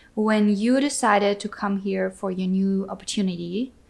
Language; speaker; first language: English; non-native, fluent; German